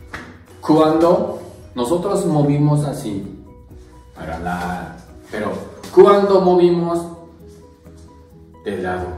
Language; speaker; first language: Spanish; non-native, learner; Japanese